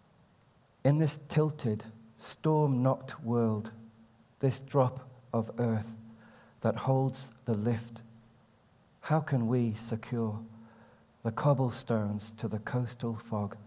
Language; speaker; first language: English; native; English